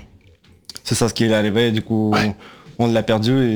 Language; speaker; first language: French; non-native, fluent; Russian